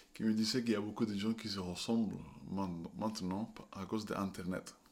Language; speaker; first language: French; non-native, fluent; Spanish